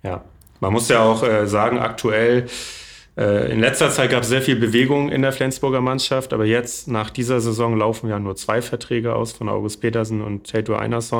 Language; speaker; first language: German; native; German